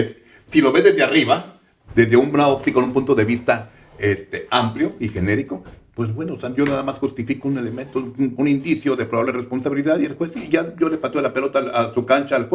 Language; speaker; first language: Spanish; native; Spanish